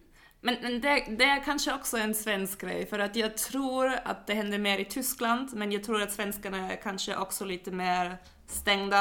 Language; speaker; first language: Swedish; non-native, fluent; German